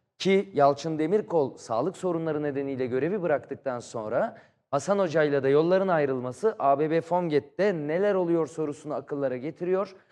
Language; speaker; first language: Turkish; native; Turkish